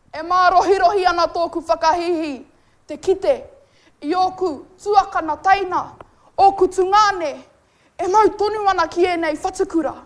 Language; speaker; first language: Māori; native; Māori